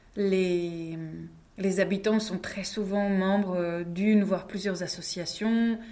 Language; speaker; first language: French; non-native, fluent; Czech